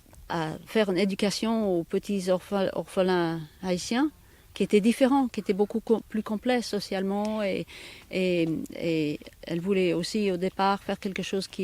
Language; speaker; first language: French; non-native, fluent; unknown